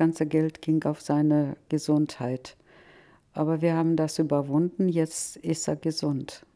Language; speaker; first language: German; non-native, fluent; Russian